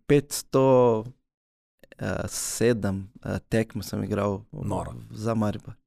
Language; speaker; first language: Slovenian; early bilingual, other home language; Portuguese